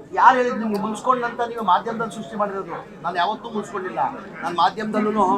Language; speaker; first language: Kannada; non-native, local second language; Urdu